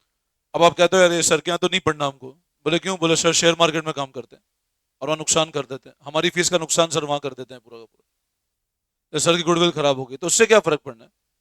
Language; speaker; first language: Hindi; native; Hindi